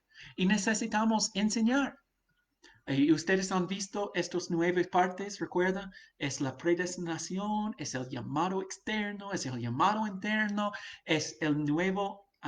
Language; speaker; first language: Spanish; non-native, fluent; English